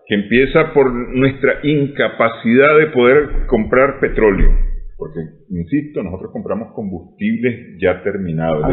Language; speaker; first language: Spanish; native; Spanish